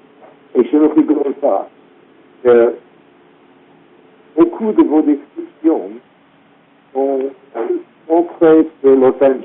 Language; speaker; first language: French; non-native, fluent; English